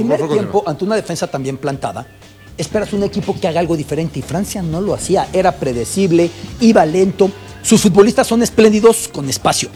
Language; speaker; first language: Spanish; native; Spanish